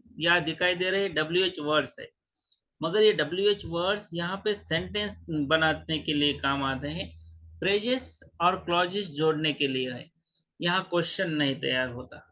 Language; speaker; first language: Hindi; non-native, local second language; Marathi